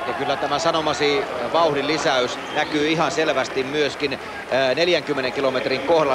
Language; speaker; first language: Finnish; native; Finnish